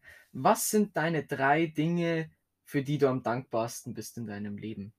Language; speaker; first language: German; native; German